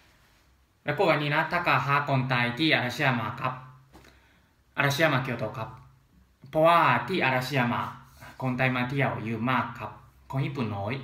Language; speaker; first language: Thai; non-native, learner; Japanese